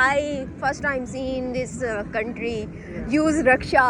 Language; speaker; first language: English; non-native, learner; Urdu